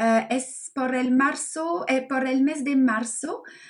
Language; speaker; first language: Spanish; non-native, learner; French